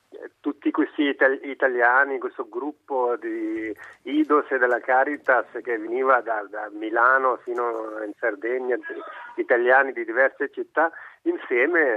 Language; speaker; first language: Italian; non-native, fluent; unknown